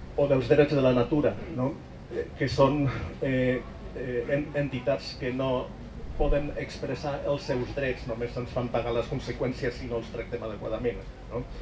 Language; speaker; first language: Catalan; early bilingual, other home language; German